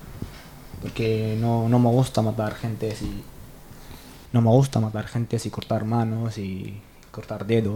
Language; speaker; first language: Spanish; non-native, learner; Arabic